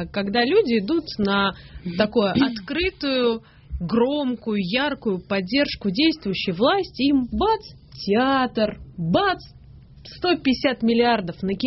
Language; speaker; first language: Russian; native; Russian